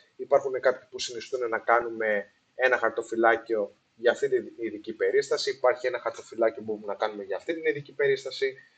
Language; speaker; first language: Greek; early bilingual, heritage; Greek